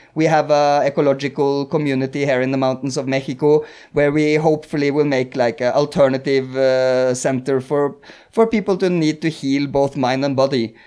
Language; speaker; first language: English; non-native, fluent; Norwegian